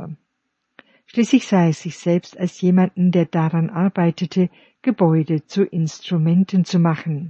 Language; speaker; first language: German; native; German